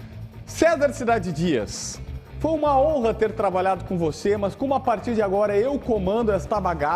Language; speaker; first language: Portuguese; native; Portuguese